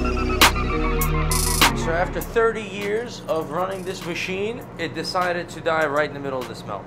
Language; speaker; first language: English; early bilingual, other home language; Russian